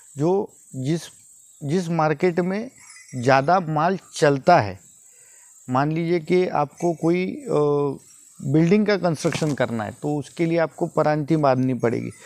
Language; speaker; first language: Hindi; non-native, local second language; Marathi